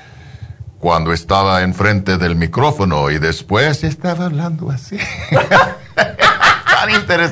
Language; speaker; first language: Spanish; early bilingual, heritage; Spanish